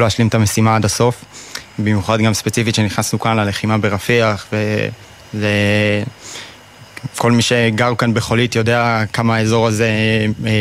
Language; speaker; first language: Hebrew; native; Hebrew